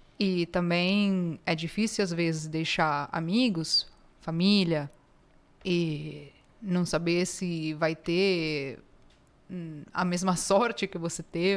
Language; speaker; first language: Portuguese; non-native, fluent; Italian